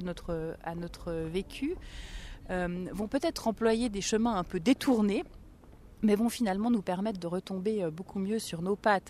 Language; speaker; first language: French; native; French